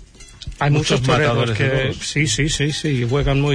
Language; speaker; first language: Spanish; non-native, fluent; English